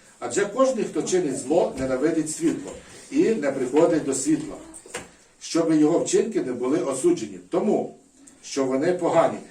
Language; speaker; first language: Ukrainian; non-native, local second language; Russian